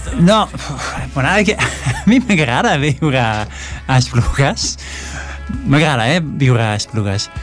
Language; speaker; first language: Catalan; non-native, fluent; Dutch